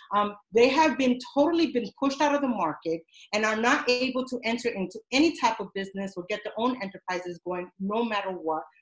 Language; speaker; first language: English; non-native, fluent; Spanish